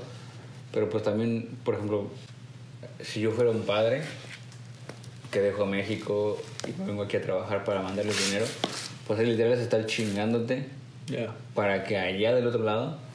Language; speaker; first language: Spanish; native; Spanish